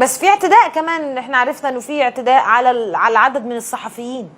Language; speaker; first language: Arabic; native; Arabic